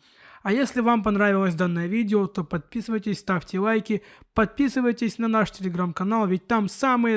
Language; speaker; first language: Russian; native; Russian